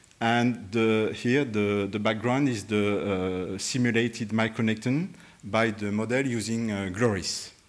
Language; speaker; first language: English; non-native, fluent; French